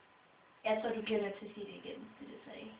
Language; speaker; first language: Danish; non-native, local second language; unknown